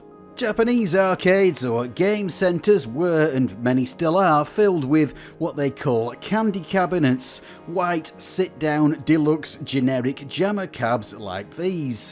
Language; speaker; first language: English; native; English